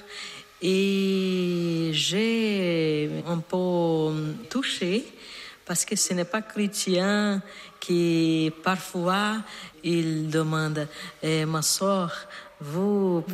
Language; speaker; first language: French; non-native, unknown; Portuguese